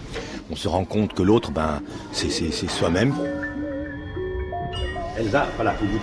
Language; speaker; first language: French; native; French